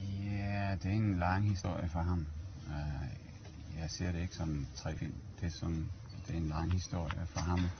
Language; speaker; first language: Danish; early bilingual, heritage; English